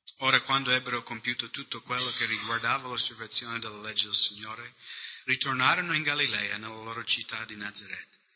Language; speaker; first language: Italian; non-native, fluent; English